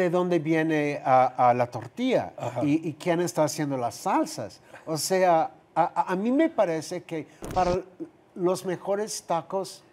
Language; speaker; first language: Spanish; non-native, fluent; English